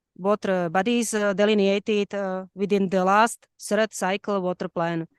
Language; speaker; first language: English; non-native, fluent; Slovak